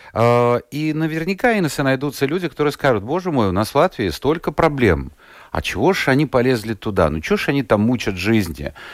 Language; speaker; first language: Russian; native; Russian